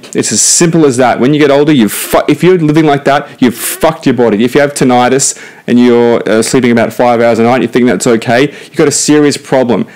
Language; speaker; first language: English; native; English